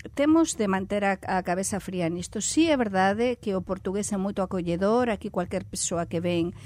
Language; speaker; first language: Portuguese; non-native, fluent; Spanish